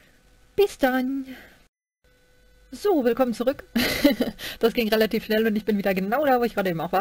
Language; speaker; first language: German; native; German